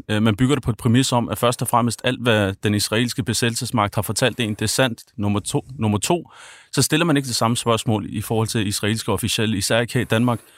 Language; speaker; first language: Danish; early bilingual, other home language; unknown